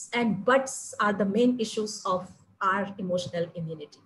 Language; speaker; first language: Hindi; non-native, local second language; Malayalam